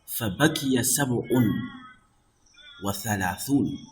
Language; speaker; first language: Arabic; non-native, fluent; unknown